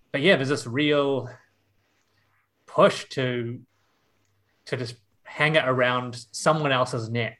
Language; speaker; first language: English; native; English